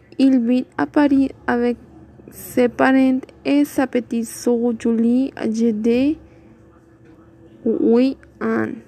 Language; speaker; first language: French; non-native, learner; Spanish